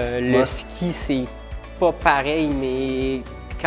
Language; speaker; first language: French; native; French